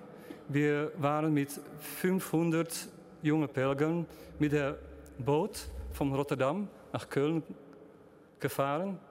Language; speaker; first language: German; non-native, learner; Dutch